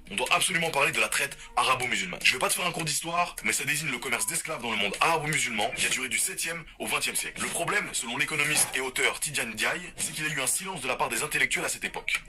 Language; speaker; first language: French; native; French